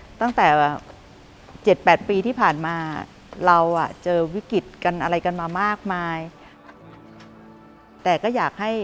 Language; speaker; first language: Thai; native; Thai